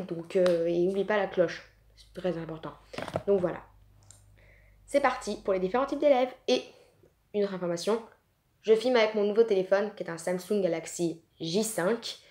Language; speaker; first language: French; native; French